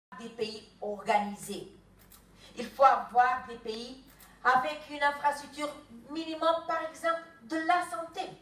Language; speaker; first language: French; non-native, fluent; Kabuverdianu